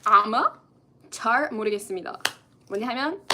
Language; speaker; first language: Korean; non-native, fluent; English